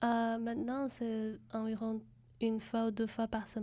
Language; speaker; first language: French; non-native, fluent; Chinese